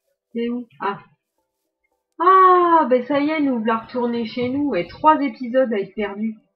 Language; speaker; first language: French; native; French